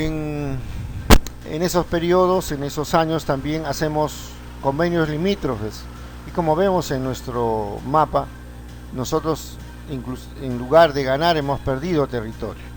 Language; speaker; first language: Spanish; native; Spanish